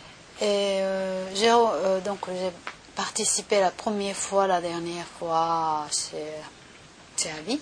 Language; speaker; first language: French; non-native, learner; Japanese